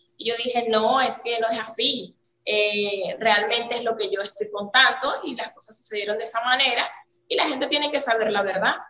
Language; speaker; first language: Spanish; native; Spanish